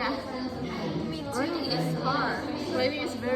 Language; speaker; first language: English; non-native, learner; Indonesian